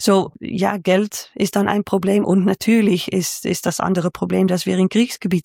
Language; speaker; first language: German; non-native, learner; Dutch